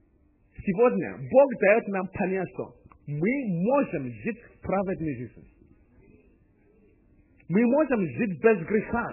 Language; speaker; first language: Russian; non-native, learner; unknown